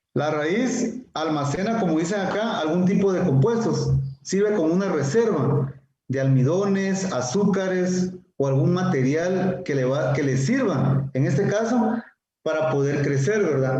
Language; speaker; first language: Spanish; native; Spanish